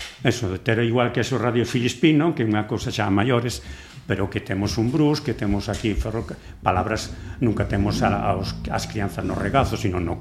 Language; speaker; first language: Galician; native; Galician